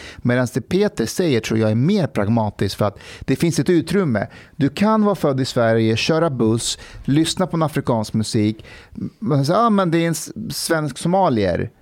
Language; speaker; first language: Swedish; early bilingual, other home language; Persian